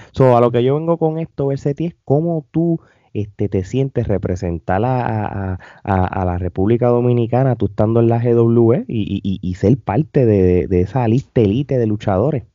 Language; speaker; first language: Spanish; native; Spanish